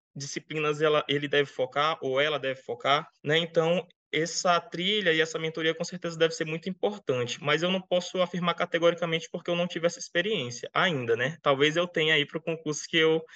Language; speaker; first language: Portuguese; native; Portuguese